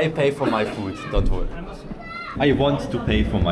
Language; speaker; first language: English; non-native, learner; German